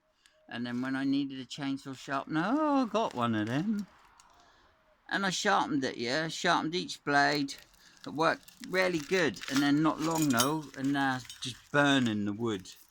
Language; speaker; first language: English; native; English